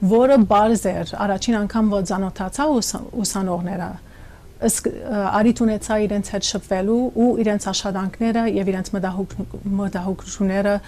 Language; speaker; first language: Armenian; early bilingual, heritage; Armenian